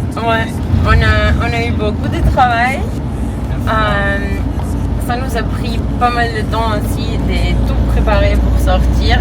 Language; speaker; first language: French; non-native, fluent; Spanish